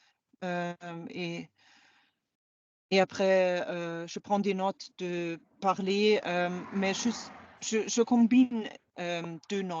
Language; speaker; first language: French; non-native, fluent; German